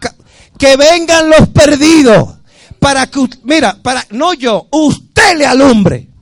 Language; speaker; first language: Spanish; native; Spanish